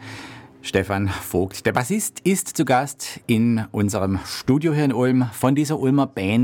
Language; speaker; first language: German; native; German